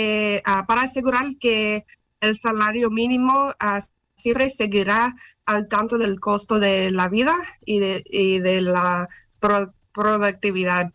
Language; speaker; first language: Spanish; non-native, fluent; English